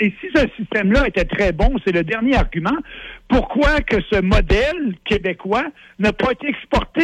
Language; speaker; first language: French; native; French